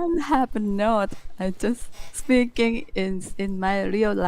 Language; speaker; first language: English; non-native, learner; Thai